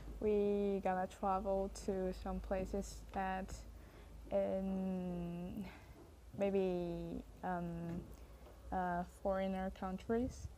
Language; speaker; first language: English; non-native, learner; Chinese